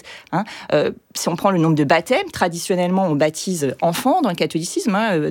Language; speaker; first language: French; native; French